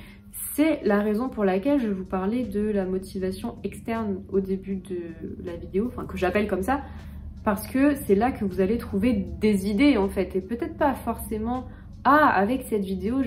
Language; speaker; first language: French; native; French